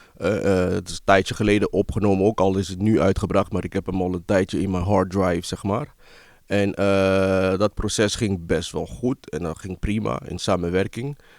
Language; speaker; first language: Dutch; early bilingual, other home language; Lingala